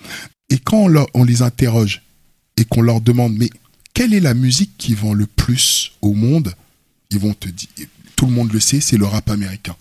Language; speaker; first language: French; early bilingual, other home language; Wolof